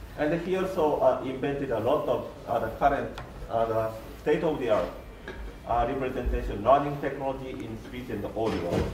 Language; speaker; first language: English; non-native, fluent; Japanese